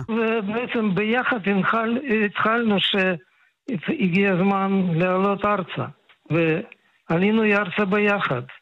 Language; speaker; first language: Hebrew; non-native, fluent; Russian